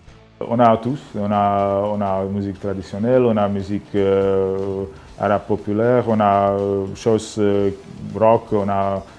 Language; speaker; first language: French; non-native, learner; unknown